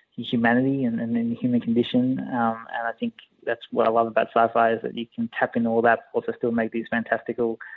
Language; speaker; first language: English; native; English